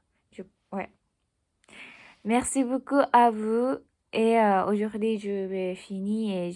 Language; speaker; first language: French; non-native, learner; Japanese